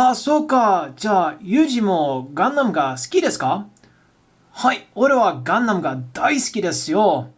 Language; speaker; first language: Japanese; non-native, learner; English